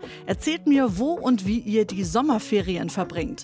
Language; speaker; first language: German; native; German